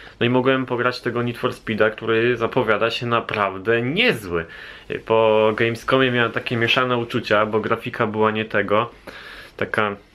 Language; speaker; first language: Polish; native; Polish